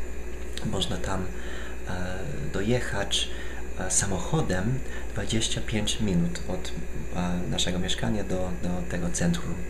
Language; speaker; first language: Polish; non-native, fluent; English